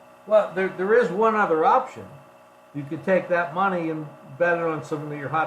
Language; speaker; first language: English; native; English